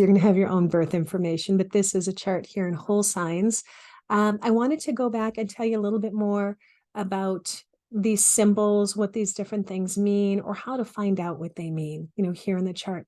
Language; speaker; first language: English; native; English